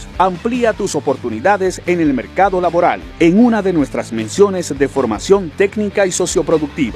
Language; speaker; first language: Spanish; native; Spanish